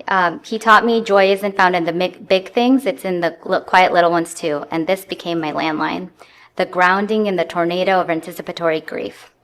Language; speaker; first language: English; native; English